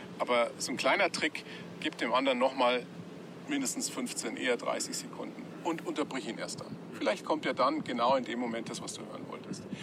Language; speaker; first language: German; native; German